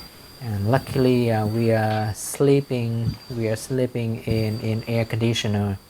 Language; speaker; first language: English; non-native, fluent; Vietnamese